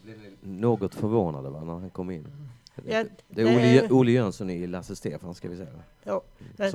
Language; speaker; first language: Swedish; native; Swedish